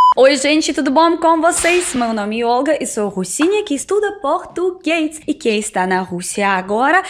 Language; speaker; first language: Portuguese; non-native, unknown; Russian